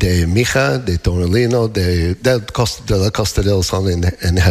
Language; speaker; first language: Spanish; non-native, learner; English